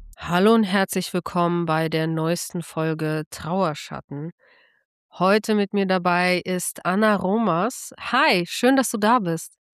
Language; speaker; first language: German; early bilingual, other home language; Polish